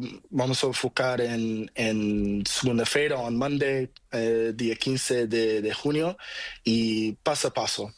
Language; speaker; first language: Spanish; non-native, learner; Portuguese